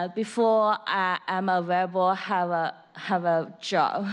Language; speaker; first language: English; non-native, learner; Chinese